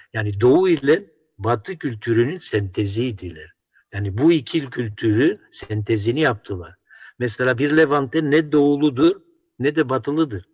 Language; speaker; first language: Turkish; non-native, local second language; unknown